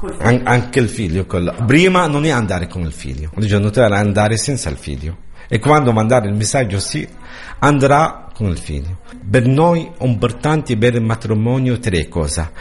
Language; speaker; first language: Italian; non-native, learner; Arabic